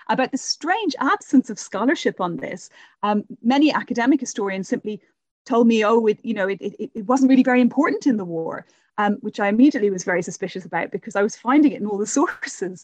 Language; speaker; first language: English; native; English